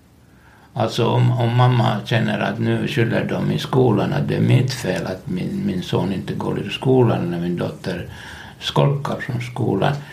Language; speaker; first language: Swedish; non-native, local second language; Finnish